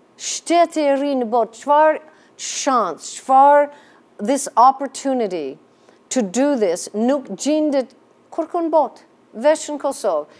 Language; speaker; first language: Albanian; non-native, fluent; English